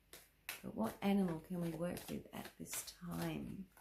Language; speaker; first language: English; native; English